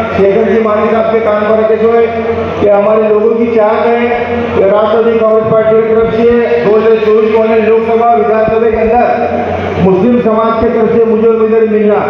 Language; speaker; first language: Hindi; native; Hindi